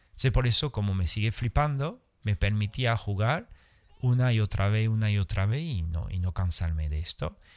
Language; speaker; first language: Spanish; non-native, fluent; French